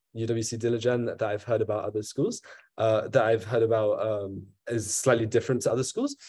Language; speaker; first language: English; native; English